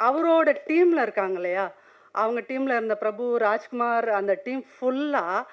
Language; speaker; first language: Tamil; native; Tamil